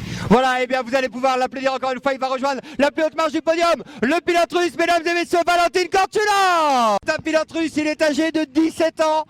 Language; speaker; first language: French; native; French